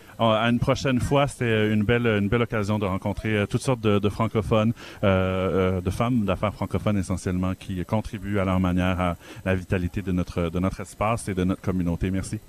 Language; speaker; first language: French; native; French